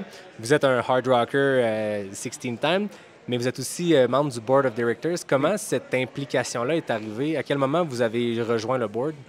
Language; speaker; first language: French; native; French